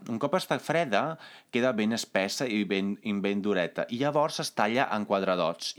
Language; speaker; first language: Catalan; non-native, fluent; Italian